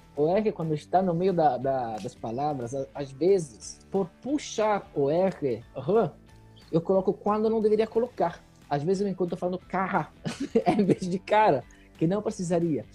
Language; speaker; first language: Portuguese; non-native, fluent; Italian